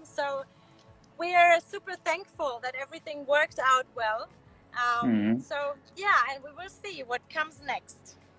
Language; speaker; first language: English; non-native, fluent; German